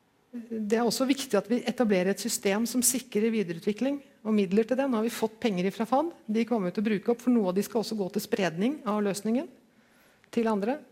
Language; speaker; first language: Norwegian; native; Norwegian